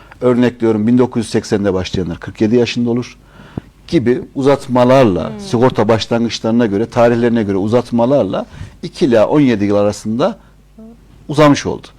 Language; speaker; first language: Turkish; native; Turkish